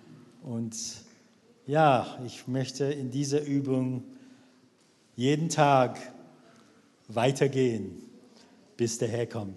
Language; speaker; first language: German; non-native, fluent; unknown